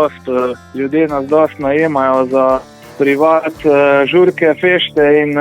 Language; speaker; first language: Slovenian; native; Slovenian